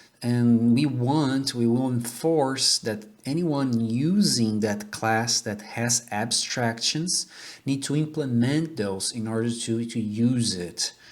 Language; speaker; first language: English; non-native, fluent; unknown